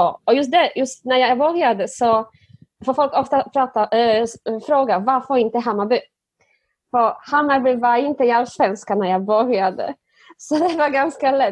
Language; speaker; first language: Swedish; non-native, fluent; Polish